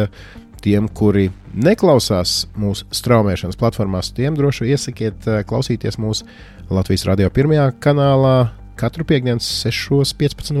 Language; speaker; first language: Latvian; native; Latvian